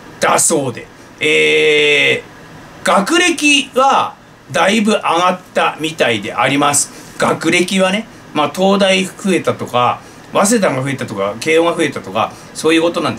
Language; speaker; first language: Japanese; native; Japanese